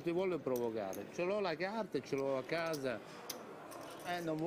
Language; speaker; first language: Italian; non-native, learner; Russian